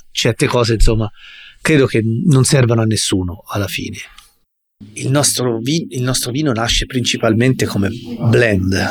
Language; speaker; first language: Italian; native; Italian